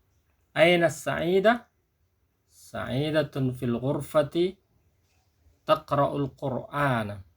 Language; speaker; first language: Arabic; non-native, fluent; Indonesian